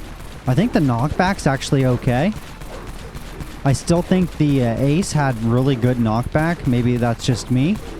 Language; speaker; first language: English; native; English